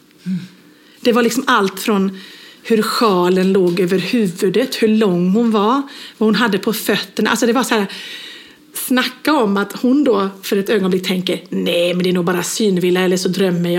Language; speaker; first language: Swedish; native; Swedish